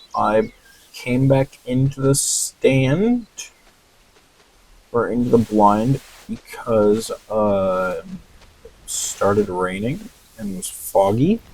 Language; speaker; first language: English; native; English